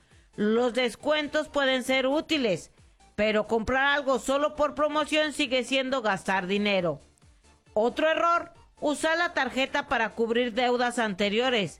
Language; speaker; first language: Spanish; native; Spanish